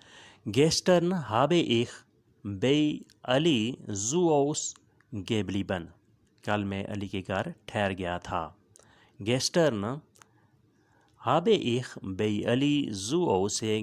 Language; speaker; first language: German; non-native, learner; Urdu